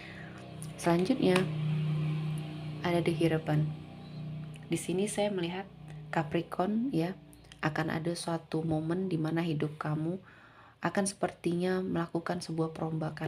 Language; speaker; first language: Indonesian; native; Indonesian